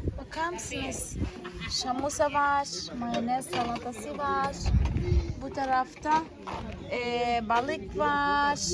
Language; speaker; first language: Turkish; early bilingual, heritage; Turkish